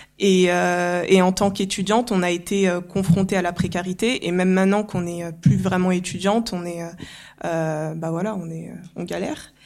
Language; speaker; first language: French; early bilingual, other home language; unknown